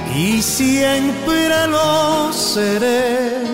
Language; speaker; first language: Spanish; native; Spanish